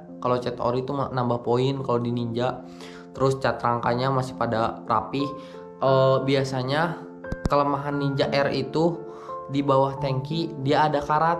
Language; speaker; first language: Indonesian; native; Indonesian